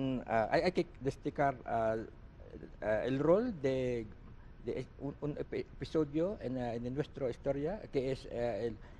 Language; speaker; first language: Spanish; non-native, learner; Filipino